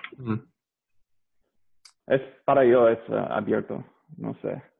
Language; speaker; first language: Spanish; non-native, learner; English